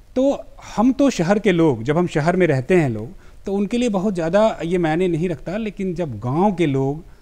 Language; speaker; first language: Hindi; native; Hindi